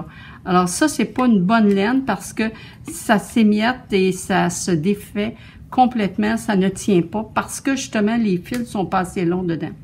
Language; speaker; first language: French; native; French